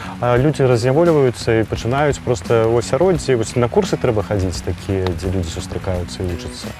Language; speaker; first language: Belarusian; non-native, local second language; Russian